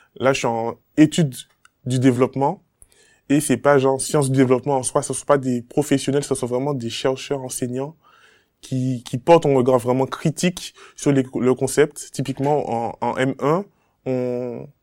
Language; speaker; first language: French; native; French